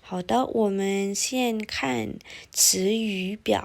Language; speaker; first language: Chinese; non-native, fluent; Indonesian